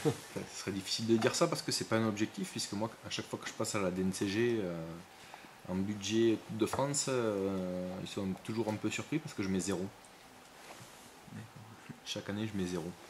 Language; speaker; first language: French; native; French